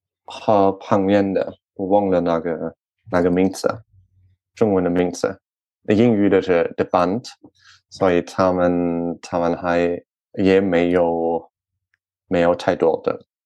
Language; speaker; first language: Chinese; non-native, learner; French